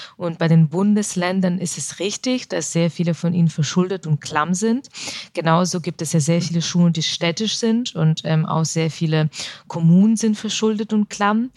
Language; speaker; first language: German; early bilingual, other home language; Russian